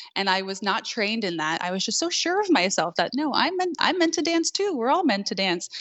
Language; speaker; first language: English; native; English